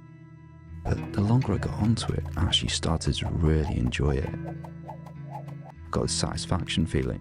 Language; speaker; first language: English; native; English